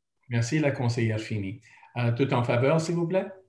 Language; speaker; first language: French; non-native, fluent; English